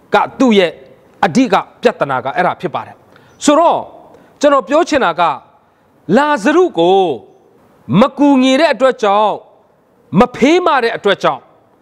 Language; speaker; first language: Burmese; non-native, local second language; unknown